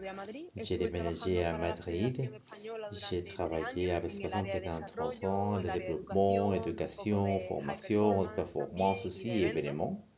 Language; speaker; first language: French; non-native, learner; Spanish